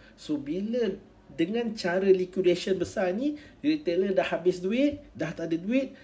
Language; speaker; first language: Malay; native; Malay